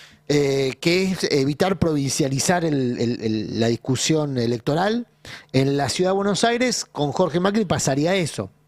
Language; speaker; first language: Spanish; native; Spanish